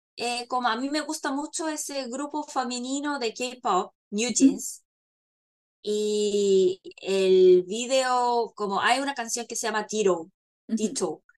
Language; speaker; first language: Spanish; non-native, fluent; Korean